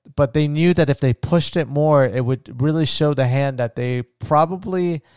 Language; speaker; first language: English; native; English